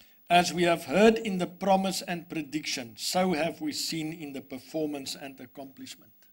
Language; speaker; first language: English; non-native, local second language; Afrikaans